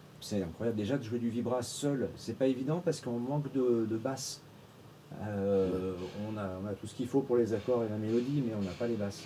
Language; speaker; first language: French; native; French